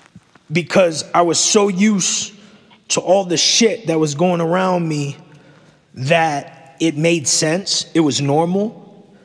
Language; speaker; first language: English; native; English